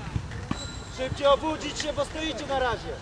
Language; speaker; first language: Polish; native; Polish